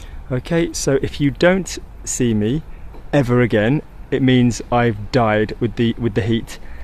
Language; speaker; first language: English; native; English